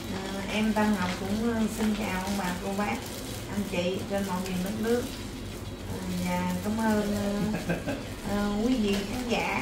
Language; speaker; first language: Vietnamese; native; Vietnamese